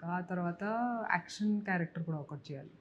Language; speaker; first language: Telugu; non-native, fluent; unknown